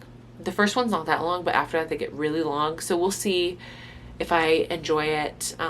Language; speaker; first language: English; native; English